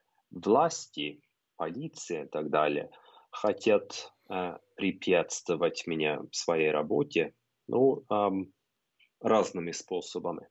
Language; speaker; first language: Russian; non-native, fluent; Norwegian